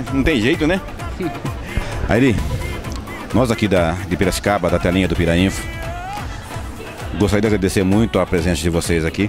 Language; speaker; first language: Portuguese; native; Portuguese